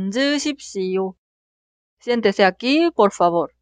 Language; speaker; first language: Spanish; non-native, fluent; Korean